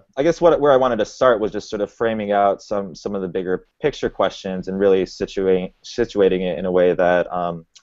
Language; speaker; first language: English; native; English